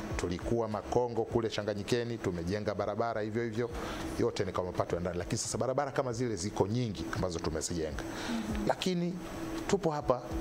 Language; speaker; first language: Swahili; native; Swahili